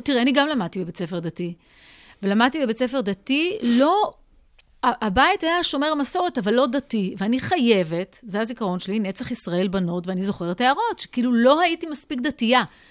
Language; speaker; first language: Hebrew; native; Hebrew